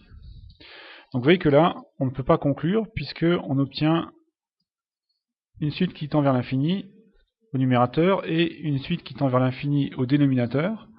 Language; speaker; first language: French; native; French